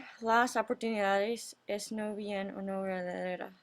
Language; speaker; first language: Spanish; non-native, fluent; English